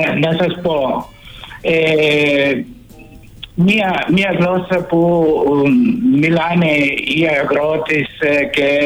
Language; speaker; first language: Greek; non-native, fluent; Italian